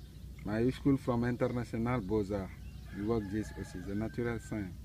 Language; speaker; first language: English; non-native, local second language; Wolof